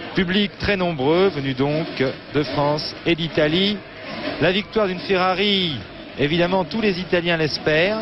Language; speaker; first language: French; native; French